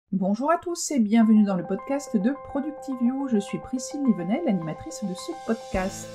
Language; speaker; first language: French; native; French